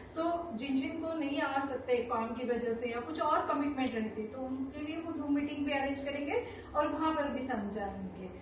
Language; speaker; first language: Hindi; non-native, local second language; Marathi